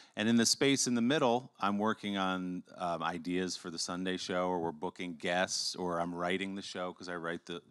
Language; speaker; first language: English; native; English